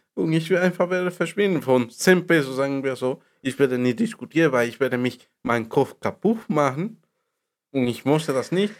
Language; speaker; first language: German; non-native, learner; Spanish